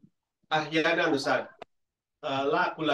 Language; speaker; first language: Arabic; non-native, learner; Indonesian